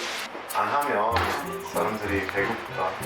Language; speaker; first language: Korean; non-native, learner; English